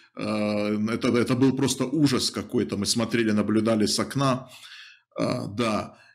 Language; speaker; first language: Russian; native; Russian